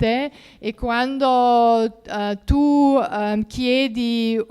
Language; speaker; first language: Italian; non-native, fluent; German